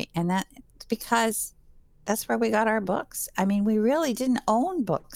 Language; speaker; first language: English; native; English